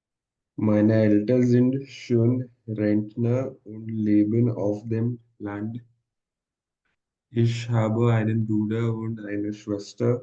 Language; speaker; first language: German; non-native, learner; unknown